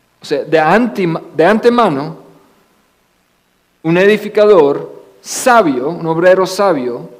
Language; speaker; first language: Spanish; non-native, fluent; English